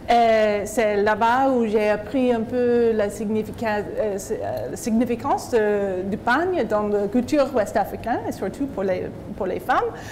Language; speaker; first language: French; non-native, fluent; English